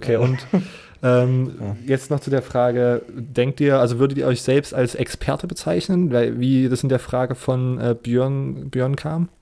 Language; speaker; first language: German; native; German